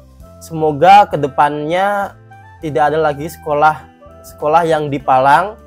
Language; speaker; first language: Indonesian; native; Indonesian